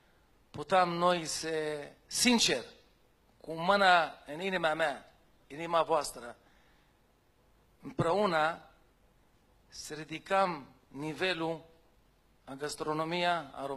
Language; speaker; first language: Romanian; non-native, fluent; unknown